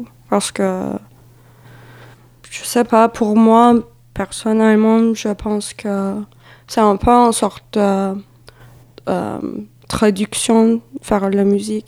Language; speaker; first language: French; non-native, fluent; Turkish